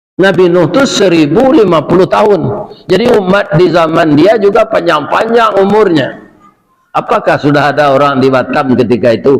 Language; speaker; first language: Malay; non-native, local second language; Minangkabau